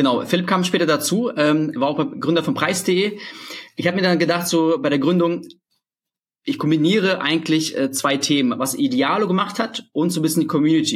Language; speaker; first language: German; early bilingual, other home language; Russian